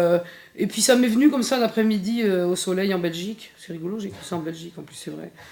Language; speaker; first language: French; native; French